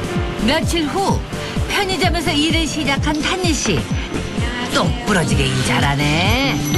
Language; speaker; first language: Korean; native; Korean